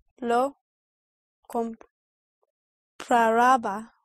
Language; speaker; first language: Spanish; non-native, learner; English